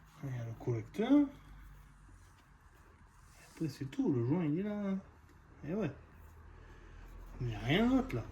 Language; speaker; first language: French; native; French